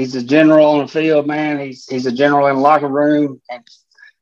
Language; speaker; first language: English; native; English